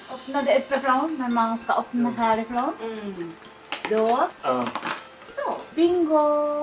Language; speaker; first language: Swedish; non-native, learner; Japanese